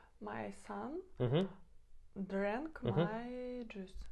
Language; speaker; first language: English; non-native, learner; Russian